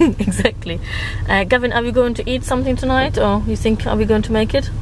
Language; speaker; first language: English; non-native, fluent; Polish